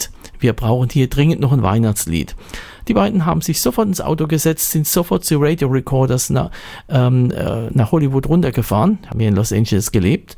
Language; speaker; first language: German; native; German